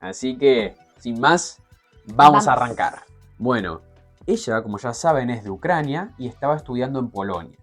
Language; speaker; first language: Spanish; native; Spanish